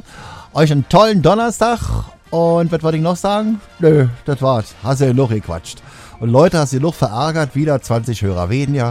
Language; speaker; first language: German; native; German